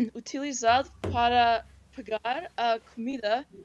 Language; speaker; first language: Portuguese; non-native, learner; Korean